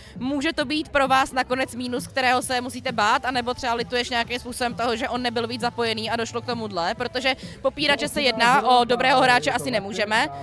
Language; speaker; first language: Czech; native; Czech